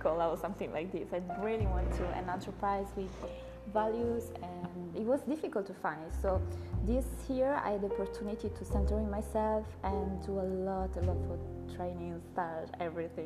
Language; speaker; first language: English; non-native, learner; Italian